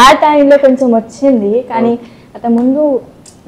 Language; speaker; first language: Telugu; non-native, local second language; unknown